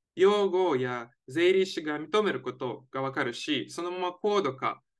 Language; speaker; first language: Japanese; non-native, fluent; Latvian